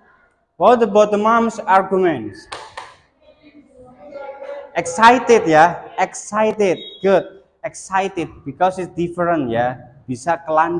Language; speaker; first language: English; non-native, fluent; Indonesian